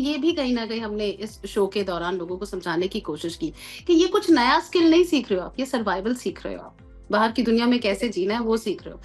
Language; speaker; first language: Hindi; native; Hindi